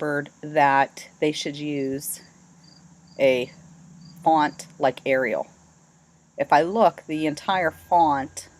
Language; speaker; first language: English; native; English